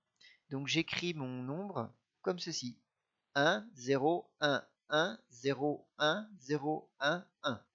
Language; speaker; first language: French; native; French